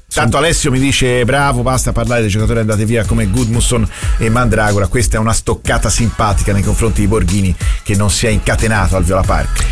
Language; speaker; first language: Italian; native; Italian